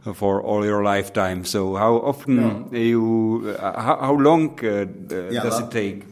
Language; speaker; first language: English; non-native, fluent; Czech